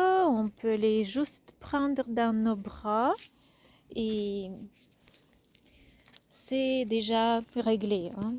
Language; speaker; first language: French; non-native, fluent; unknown